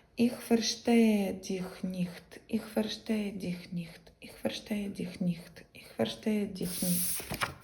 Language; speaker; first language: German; non-native, learner; Ukrainian